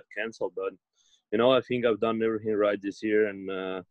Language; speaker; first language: English; non-native, fluent; Russian